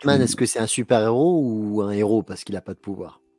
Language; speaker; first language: French; native; French